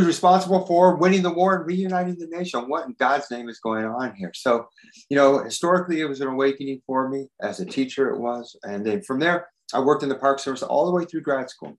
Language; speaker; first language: English; native; English